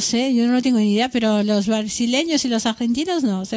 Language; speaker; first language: Spanish; native; Spanish